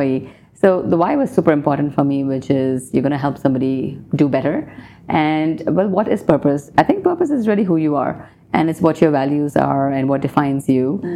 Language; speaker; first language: English; non-native, local second language; Urdu